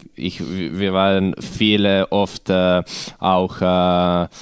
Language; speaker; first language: German; non-native, learner; Croatian